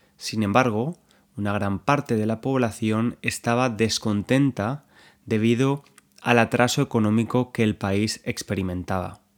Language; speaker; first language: Spanish; native; Spanish